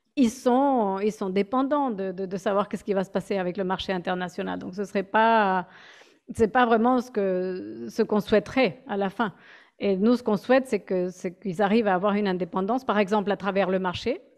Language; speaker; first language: French; non-native, fluent; Spanish